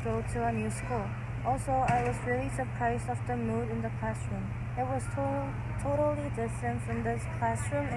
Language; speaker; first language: English; non-native, learner; Korean